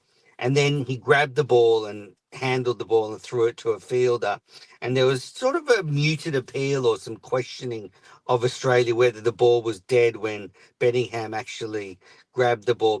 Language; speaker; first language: English; native; English